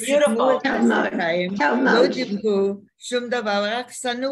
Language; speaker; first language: Hebrew; non-native, learner; English